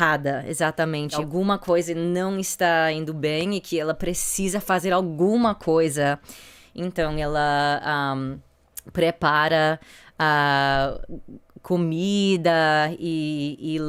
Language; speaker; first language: Portuguese; non-native, fluent; English